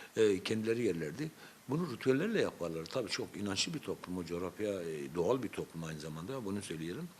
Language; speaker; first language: Turkish; non-native, local second language; Zaza